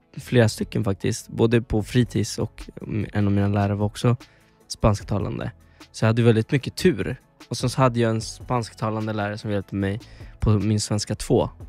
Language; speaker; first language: Swedish; early bilingual, other home language; Spanish